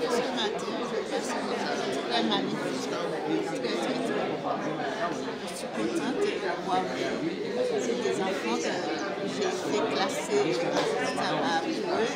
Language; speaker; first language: French; non-native, local second language; Guadeloupean Creole French